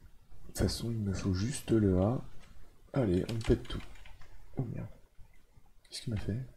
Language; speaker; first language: French; native; French